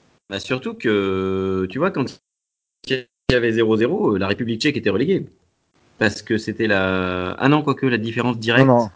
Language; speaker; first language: French; native; French